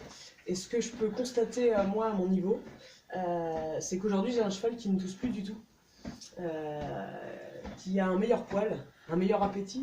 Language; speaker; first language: French; native; French